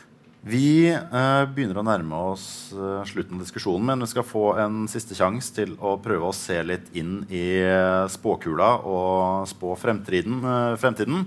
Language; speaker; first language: Norwegian; native; Norwegian